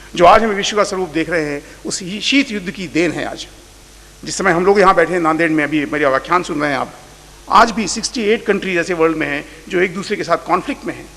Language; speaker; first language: Hindi; non-native, local second language; Marathi